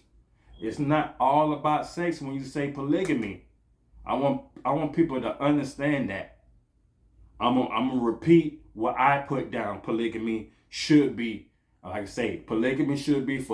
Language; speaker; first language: English; native; English